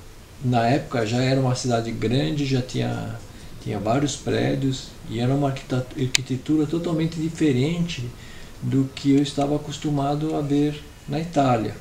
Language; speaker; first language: Portuguese; early bilingual, other home language; Italian